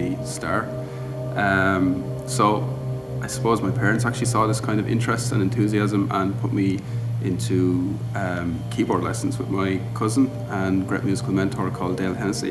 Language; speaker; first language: English; native; English